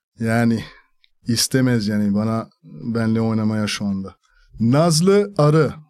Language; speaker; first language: Turkish; non-native, fluent; French